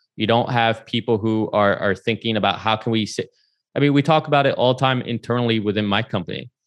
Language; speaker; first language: English; native; English